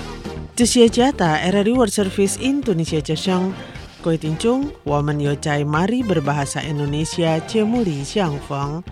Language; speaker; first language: Chinese; non-native, local second language; Indonesian